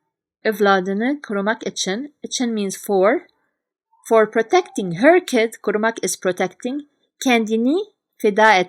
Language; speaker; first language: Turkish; non-native, fluent; Arabic